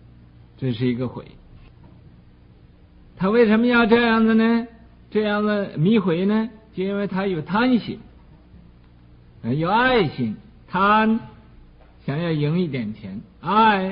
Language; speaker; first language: Chinese; native; Chinese